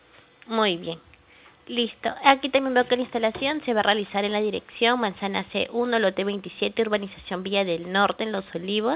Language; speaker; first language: Spanish; native; Spanish